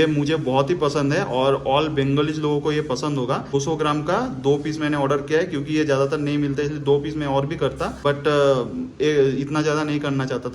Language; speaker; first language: Hindi; non-native, local second language; Bangla